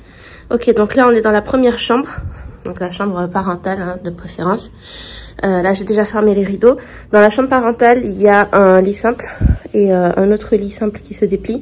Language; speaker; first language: French; native; French